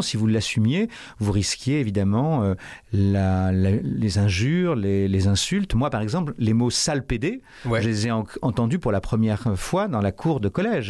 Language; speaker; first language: French; native; French